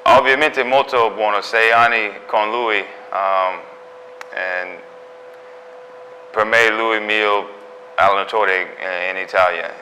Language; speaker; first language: Italian; non-native, learner; English